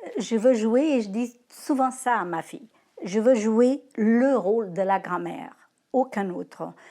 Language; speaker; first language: French; non-native, fluent; Portuguese